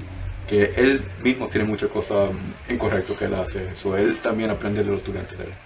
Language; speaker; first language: Spanish; early bilingual, heritage; Spanish